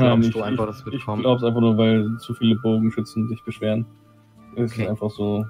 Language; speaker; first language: German; native; German